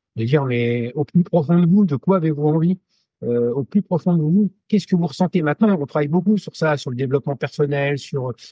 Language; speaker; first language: French; native; French